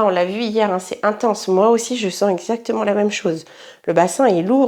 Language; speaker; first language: French; native; French